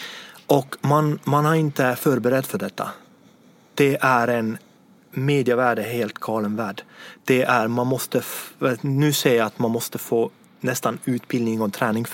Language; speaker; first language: Swedish; non-native, fluent; Estonian